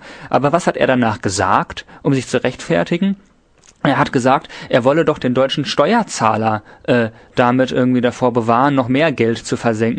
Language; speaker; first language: German; native; German